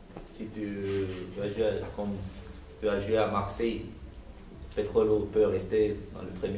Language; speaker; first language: French; non-native, learner; Romanian